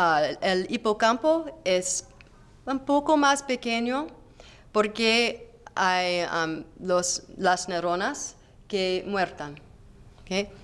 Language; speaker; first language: Spanish; non-native, learner; English